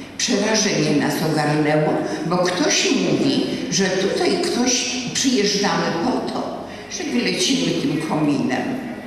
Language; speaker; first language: Polish; native; Polish